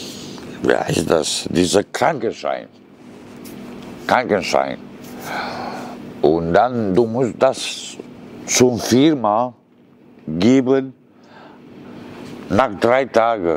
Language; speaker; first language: German; non-native, learner; Romanian